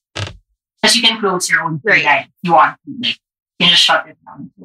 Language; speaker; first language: English; non-native, local second language; Filipino